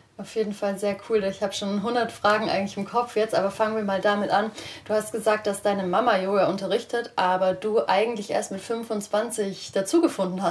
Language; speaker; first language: German; native; German